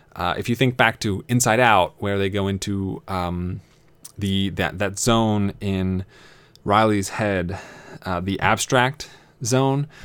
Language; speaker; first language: English; native; English